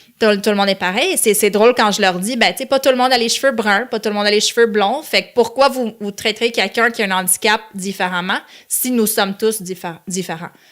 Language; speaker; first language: French; non-native, local second language; Italian